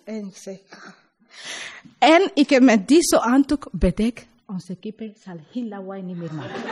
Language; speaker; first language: Dutch; non-native, learner; Spanish